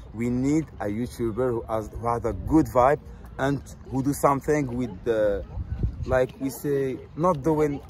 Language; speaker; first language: English; non-native, learner; Arabic